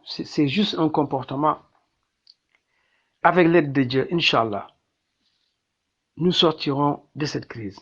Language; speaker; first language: French; non-native, local second language; Wolof